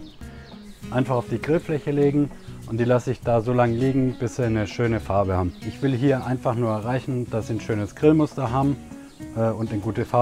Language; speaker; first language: German; native; German